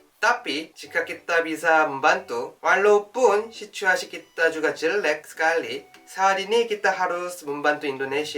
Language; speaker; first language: Indonesian; non-native, learner; Korean